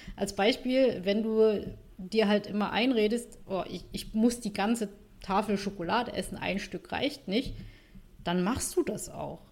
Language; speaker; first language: German; non-native, fluent; Vietnamese